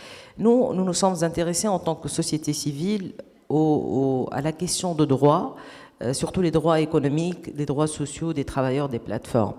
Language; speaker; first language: French; non-native, local second language; Arabic